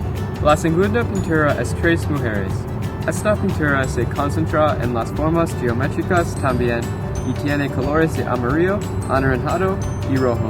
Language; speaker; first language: Spanish; non-native, learner; English